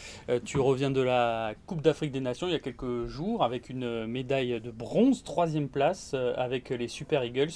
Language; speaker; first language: French; native; French